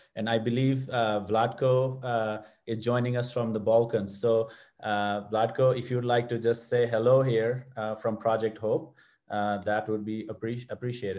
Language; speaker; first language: English; non-native, local second language; Nepali